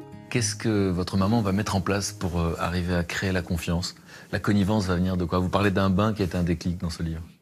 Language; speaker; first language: French; native; French